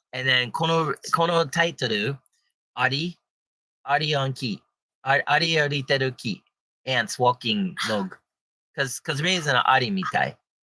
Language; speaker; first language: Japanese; non-native, learner; English